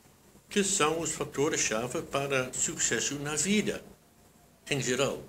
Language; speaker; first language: Portuguese; non-native, fluent; Dutch